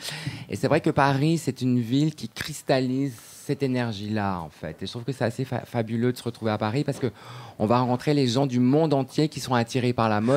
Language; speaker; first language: French; native; French